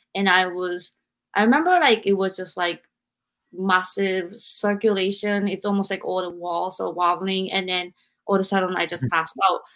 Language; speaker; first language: English; non-native, fluent; Japanese